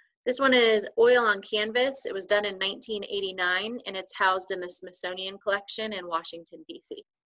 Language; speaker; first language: English; native; English